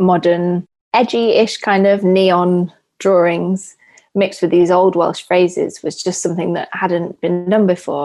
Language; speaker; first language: English; native; English